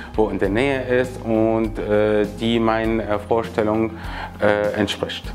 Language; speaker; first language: German; non-native, learner; Arabic